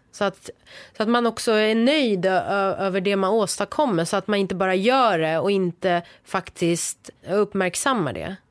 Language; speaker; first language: Swedish; early bilingual, other home language; Persian